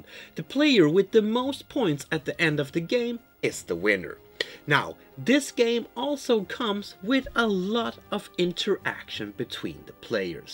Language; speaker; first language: English; non-native, fluent; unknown